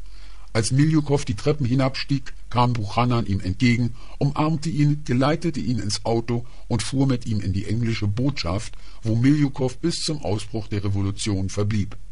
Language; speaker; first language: German; native; German